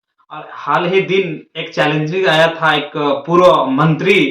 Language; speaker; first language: Hindi; native; Hindi